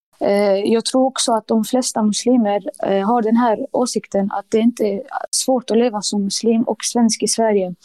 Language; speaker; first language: Swedish; early bilingual, other home language; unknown